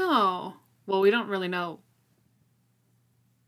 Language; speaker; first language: English; native; English